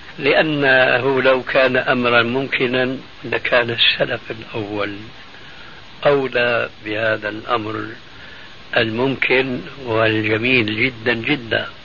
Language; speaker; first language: Arabic; early bilingual, other home language; Albanian